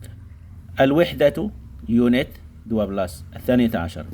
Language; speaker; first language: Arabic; non-native, fluent; Indonesian